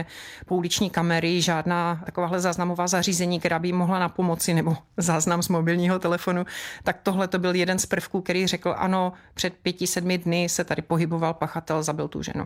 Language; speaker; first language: Czech; native; Czech